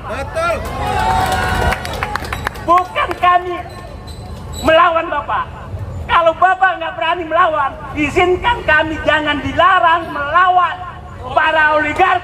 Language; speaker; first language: Indonesian; native; Indonesian